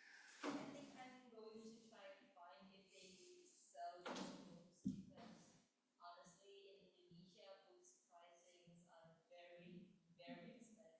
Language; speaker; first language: English; non-native, fluent; Indonesian